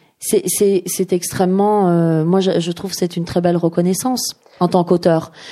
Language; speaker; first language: French; early bilingual, other home language; Persian